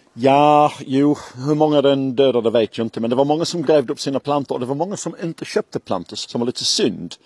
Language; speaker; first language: Swedish; non-native, fluent; English